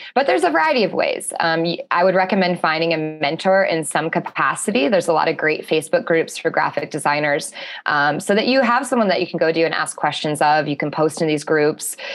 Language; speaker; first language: English; native; English